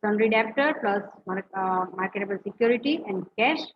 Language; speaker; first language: English; non-native, local second language; Gujarati